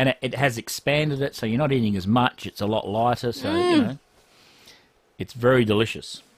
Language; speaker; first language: English; native; English